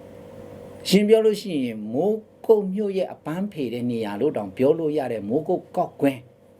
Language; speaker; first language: Burmese; non-native, local second language; Shan